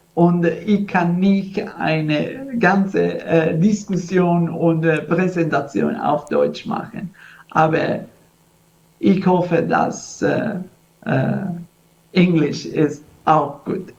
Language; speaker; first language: German; non-native, learner; Italian